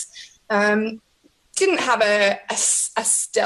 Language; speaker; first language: English; native; English